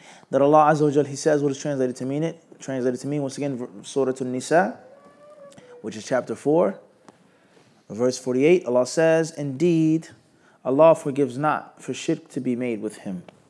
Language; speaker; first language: English; native; English